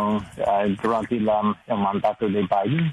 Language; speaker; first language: Spanish; non-native, learner; English